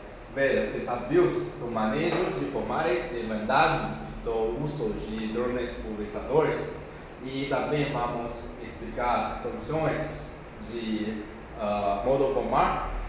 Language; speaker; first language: Portuguese; non-native, fluent; Chinese